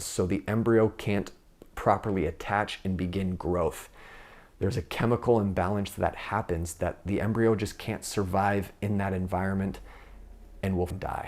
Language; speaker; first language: English; native; English